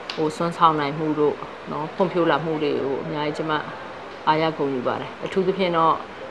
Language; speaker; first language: Burmese; non-native, local second language; S'gaw Karen